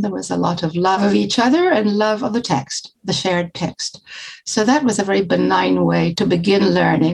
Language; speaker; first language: English; native; English